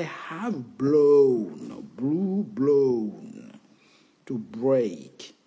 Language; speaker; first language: English; non-native, fluent; French